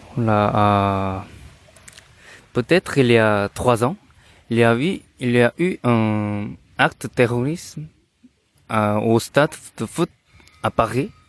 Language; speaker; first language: French; non-native, learner; Korean